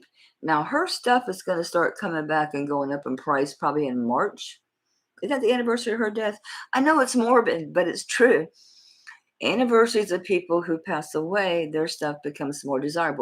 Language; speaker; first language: English; native; English